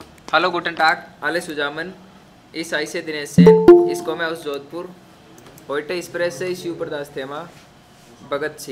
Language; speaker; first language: German; non-native, learner; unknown